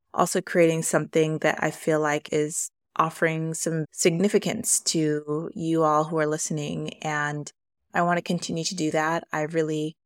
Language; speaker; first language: English; native; English